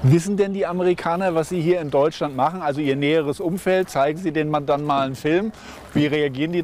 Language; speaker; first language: German; native; German